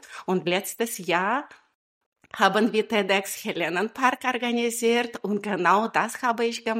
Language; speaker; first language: German; non-native, fluent; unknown